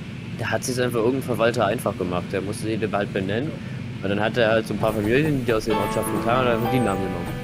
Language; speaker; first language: German; native; German